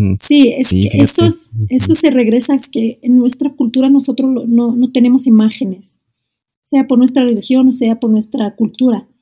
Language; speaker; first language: Spanish; non-native, fluent; Arabic